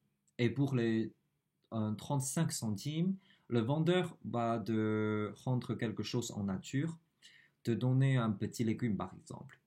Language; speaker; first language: French; non-native, fluent; Chinese